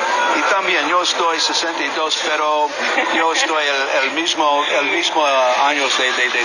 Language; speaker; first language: Spanish; non-native, learner; English